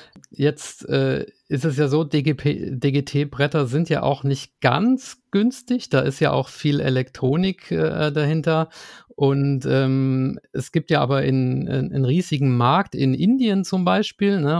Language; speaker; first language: German; native; German